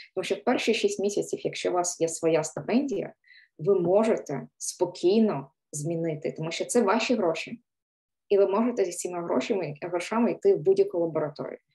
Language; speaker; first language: Ukrainian; native; Ukrainian